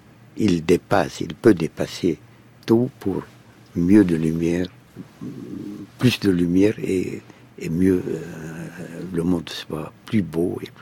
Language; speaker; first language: French; non-native, fluent; Arabic